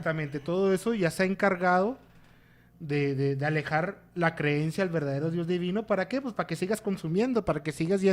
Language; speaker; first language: Spanish; native; Spanish